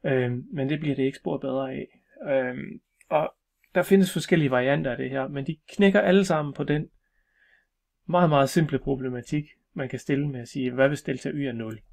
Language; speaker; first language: Danish; native; Danish